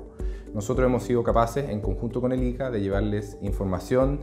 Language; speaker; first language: Spanish; native; Spanish